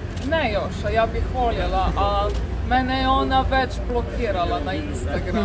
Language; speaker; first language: Serbian; non-native, learner; Slovenian